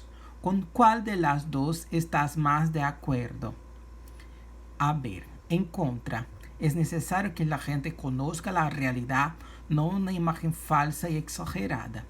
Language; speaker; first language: Spanish; non-native, fluent; Portuguese